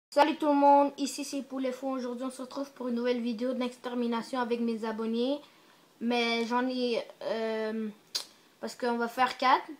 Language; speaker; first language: French; native; French